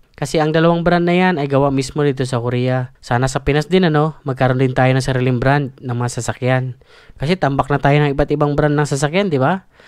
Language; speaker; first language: Filipino; native; Filipino